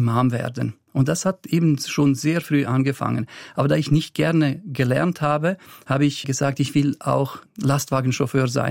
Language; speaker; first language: German; early bilingual, other home language; Bosnian